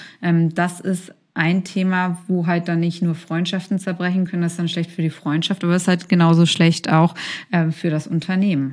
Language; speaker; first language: German; native; German